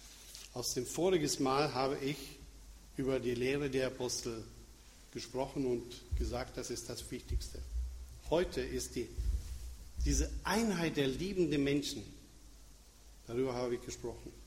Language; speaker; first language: German; non-native, fluent; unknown